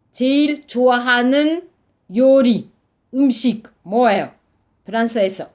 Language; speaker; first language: Korean; non-native, learner; French